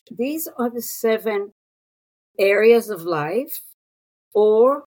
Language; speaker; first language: English; non-native, fluent; Hebrew